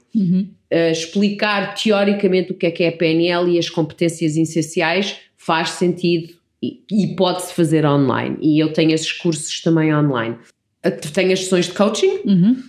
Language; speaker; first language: Portuguese; early bilingual, other home language; English